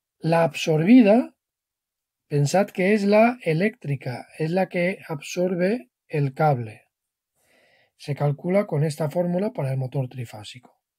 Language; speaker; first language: Spanish; non-native, local second language; Catalan